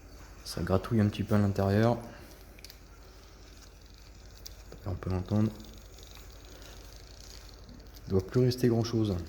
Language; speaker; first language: French; native; French